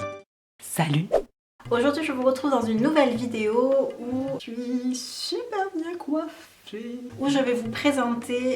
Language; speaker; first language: French; native; French